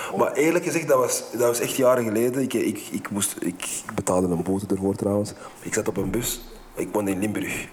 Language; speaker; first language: Dutch; non-native, fluent; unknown